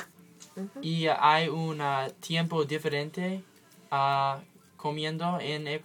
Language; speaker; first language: Spanish; non-native, learner; English